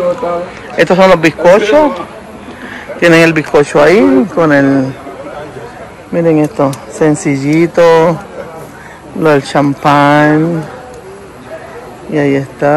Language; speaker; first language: Spanish; native; Spanish